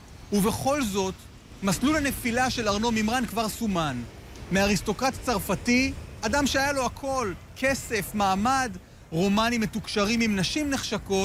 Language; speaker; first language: Hebrew; native; Hebrew